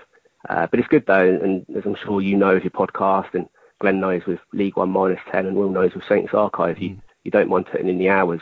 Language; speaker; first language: English; native; English